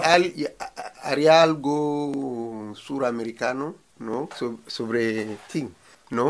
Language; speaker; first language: Spanish; non-native, learner; Ewe